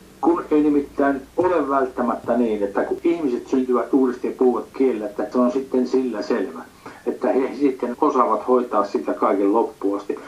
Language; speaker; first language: Finnish; native; Finnish